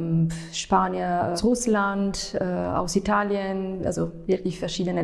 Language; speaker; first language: German; non-native, fluent; Italian